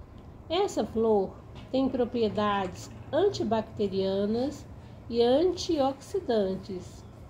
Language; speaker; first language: Portuguese; native; Portuguese